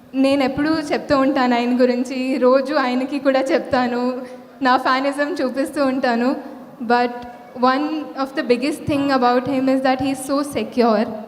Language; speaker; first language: Telugu; non-native, fluent; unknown